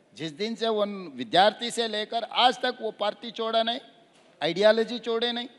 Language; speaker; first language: Hindi; non-native, local second language; Telugu